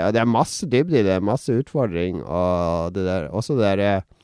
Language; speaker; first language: Norwegian; native; Norwegian